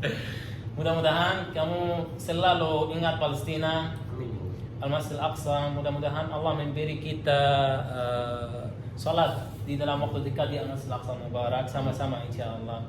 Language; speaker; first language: Indonesian; non-native, learner; Arabic